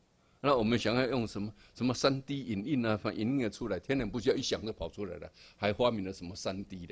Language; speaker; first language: Chinese; native; Chinese